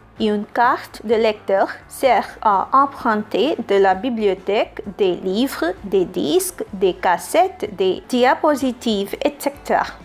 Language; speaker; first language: French; non-native, fluent; Hindi